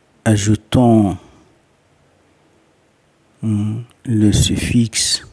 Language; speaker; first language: French; non-native, learner; Arabic